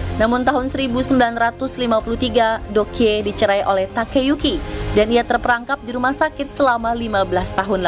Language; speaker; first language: Indonesian; native; Indonesian